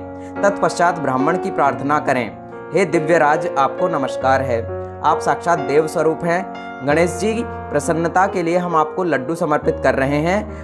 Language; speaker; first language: Hindi; native; Hindi